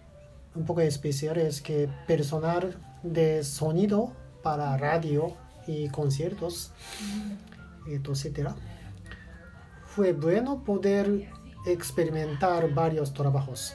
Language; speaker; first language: Spanish; non-native, learner; Japanese